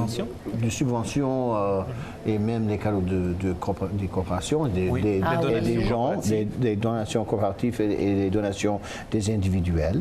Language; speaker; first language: French; non-native, local second language; English